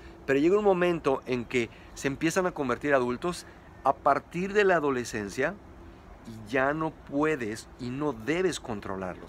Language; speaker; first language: Spanish; native; Spanish